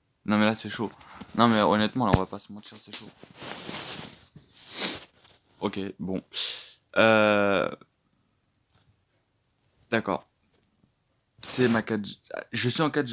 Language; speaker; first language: French; native; French